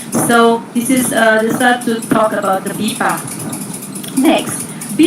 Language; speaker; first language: English; non-native, learner; Indonesian